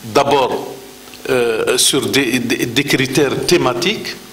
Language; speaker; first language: French; non-native, local second language; Arabic